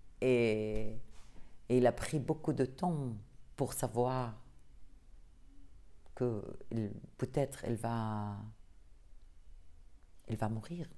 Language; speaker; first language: French; non-native, learner; Arabic